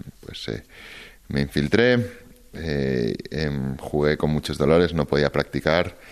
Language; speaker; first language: Spanish; native; Spanish